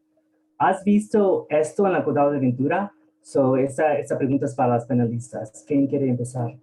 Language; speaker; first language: Spanish; early bilingual, heritage; Spanish